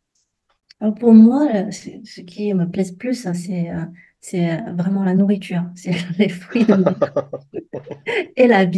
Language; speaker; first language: French; non-native, fluent; Chinese